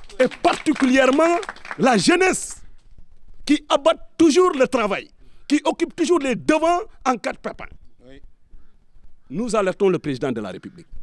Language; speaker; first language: French; non-native, local second language; Serer